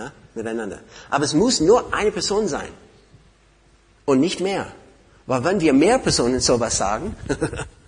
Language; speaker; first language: German; non-native, fluent; English